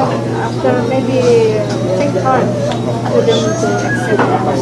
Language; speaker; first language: English; non-native, learner; Indonesian